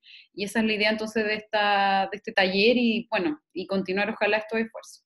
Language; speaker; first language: Spanish; native; Spanish